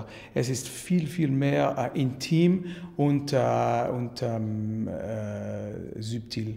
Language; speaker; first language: German; non-native, learner; French